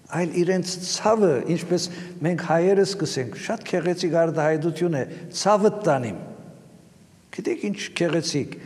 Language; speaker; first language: Armenian; early bilingual, heritage; Armenian